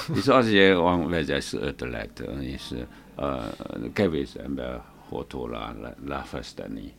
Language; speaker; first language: Hungarian; non-native, learner; Chinese